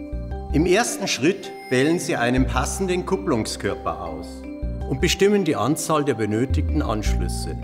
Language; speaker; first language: German; native; German